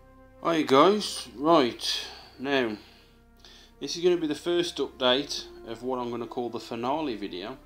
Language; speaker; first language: English; native; English